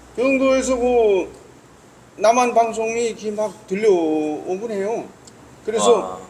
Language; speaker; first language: Korean; native; Korean